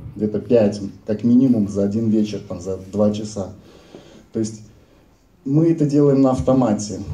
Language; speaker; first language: Russian; native; Russian